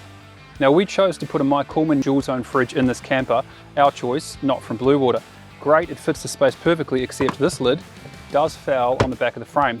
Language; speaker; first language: English; native; English